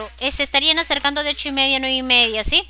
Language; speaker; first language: Spanish; native; Spanish